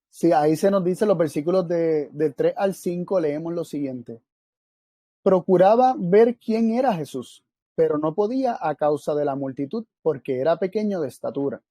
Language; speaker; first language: Spanish; native; Spanish